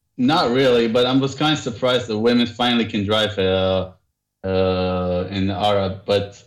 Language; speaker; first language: English; non-native, learner; Arabic